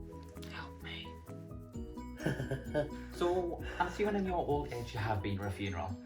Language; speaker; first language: English; native; English